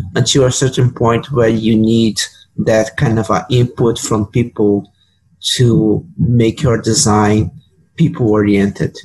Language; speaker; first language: English; non-native, fluent; Portuguese